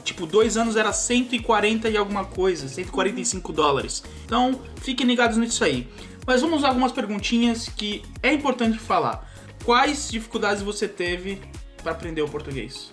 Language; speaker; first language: Portuguese; native; Portuguese